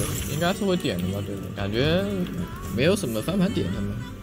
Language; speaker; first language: Chinese; native; Chinese